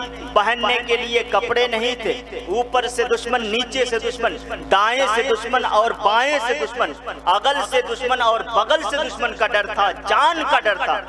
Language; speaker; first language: Urdu; native; Urdu